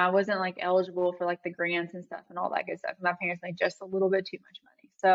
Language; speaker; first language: English; native; English